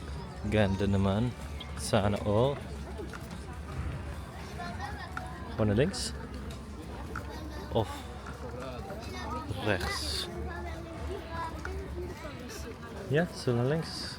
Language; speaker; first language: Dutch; early bilingual, other home language; Filipino